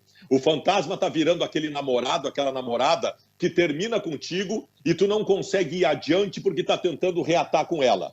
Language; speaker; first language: Portuguese; native; Portuguese